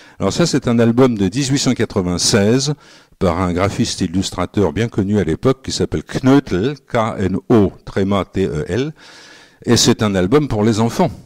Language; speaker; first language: French; native; French